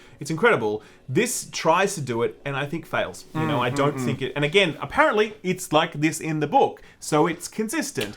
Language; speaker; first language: English; native; English